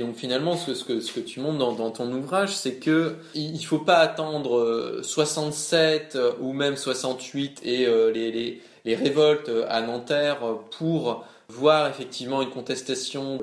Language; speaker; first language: French; native; French